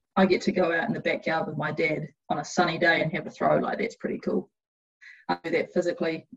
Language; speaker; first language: English; native; English